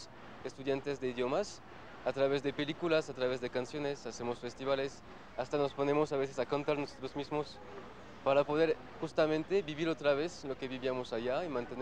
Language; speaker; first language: Spanish; non-native, fluent; French